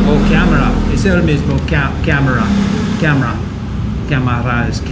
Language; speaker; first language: Spanish; non-native, learner; English